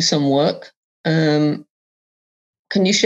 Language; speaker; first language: English; native; English